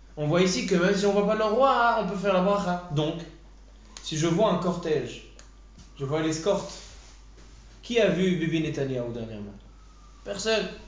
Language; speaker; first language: French; native; French